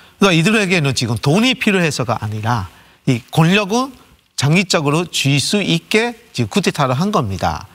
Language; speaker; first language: Korean; non-native, fluent; Burmese